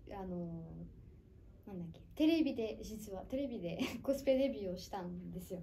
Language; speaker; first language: Japanese; non-native, fluent; French